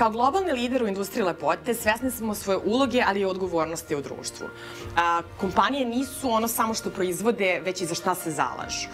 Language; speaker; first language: Serbian; native; Serbian